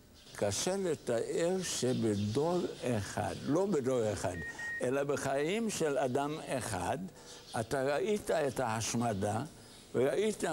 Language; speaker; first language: Hebrew; non-native, fluent; Hungarian